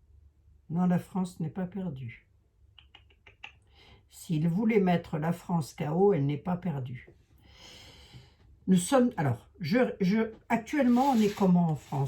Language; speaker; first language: French; native; French